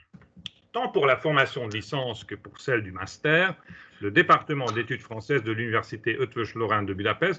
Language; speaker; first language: French; non-native, fluent; Hungarian